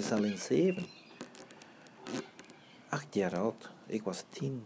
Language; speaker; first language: Dutch; early bilingual, other home language; Vietnamese